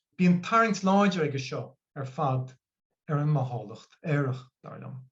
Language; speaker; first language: Irish; non-native, local second language; English